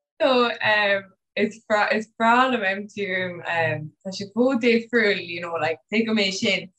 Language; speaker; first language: Irish; non-native, local second language; English